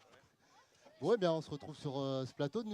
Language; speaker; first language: French; native; French